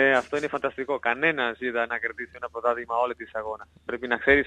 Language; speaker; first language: Greek; non-native, learner; Spanish